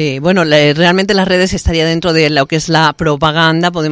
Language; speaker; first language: Spanish; native; Spanish